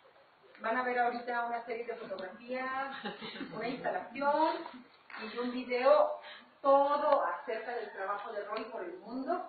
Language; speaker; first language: Spanish; native; Spanish